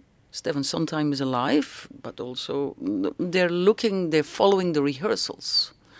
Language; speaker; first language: English; non-native, fluent; Dutch